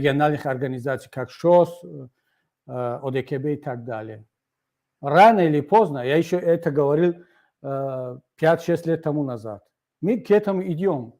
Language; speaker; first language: Russian; non-native, local second language; Tajik